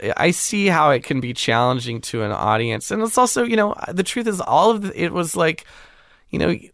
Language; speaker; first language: English; native; English